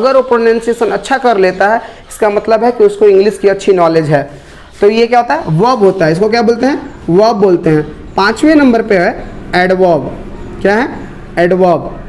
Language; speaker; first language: Hindi; native; Hindi